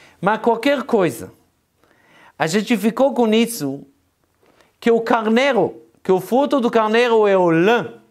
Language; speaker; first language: Portuguese; non-native, fluent; Hebrew